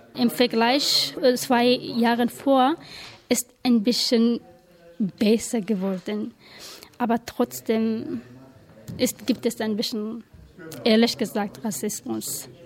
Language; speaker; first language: German; non-native, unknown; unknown